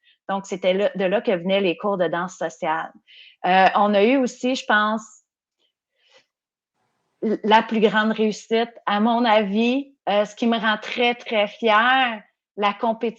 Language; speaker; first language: French; native; French